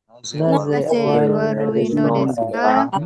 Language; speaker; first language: Japanese; non-native, learner; Indonesian